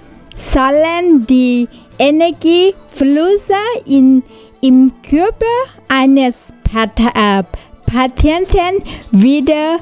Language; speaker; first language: German; non-native, learner; Thai